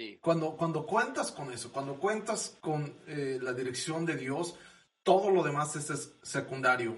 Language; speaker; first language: Spanish; native; Spanish